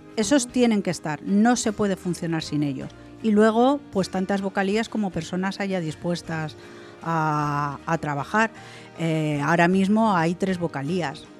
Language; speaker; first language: Spanish; native; Spanish